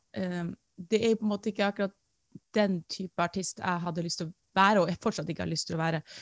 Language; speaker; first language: Norwegian; native; Norwegian